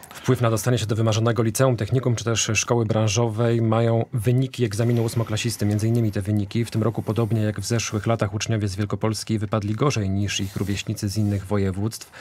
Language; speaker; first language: Polish; native; Polish